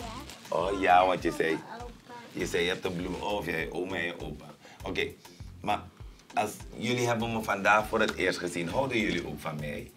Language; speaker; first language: Dutch; native; Dutch